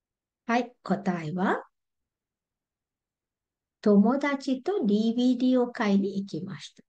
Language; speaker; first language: Japanese; non-native, fluent; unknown